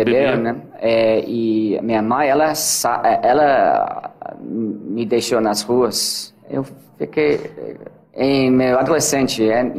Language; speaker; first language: Portuguese; non-native, learner; English